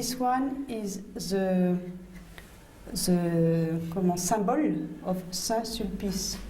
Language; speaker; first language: English; non-native, learner; French